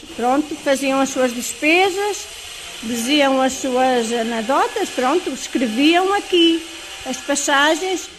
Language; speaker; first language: Portuguese; native; Portuguese